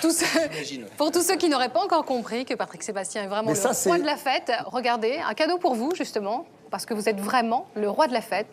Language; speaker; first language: French; native; French